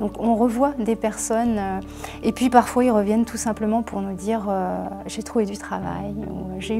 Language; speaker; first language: French; native; French